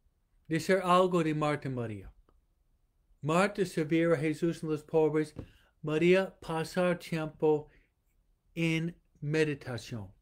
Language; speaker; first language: Spanish; non-native, fluent; English